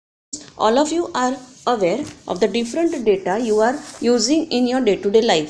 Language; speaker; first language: English; non-native, local second language; Gujarati